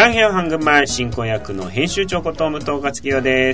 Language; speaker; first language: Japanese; native; Japanese